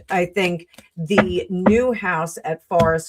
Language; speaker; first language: English; native; English